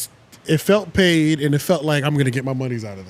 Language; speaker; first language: English; native; English